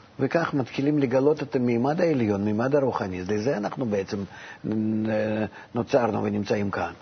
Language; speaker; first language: Hebrew; non-native, fluent; Russian